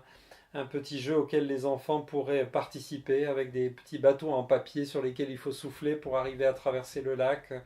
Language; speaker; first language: French; native; French